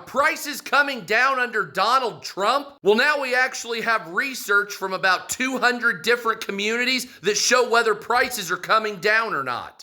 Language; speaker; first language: English; native; English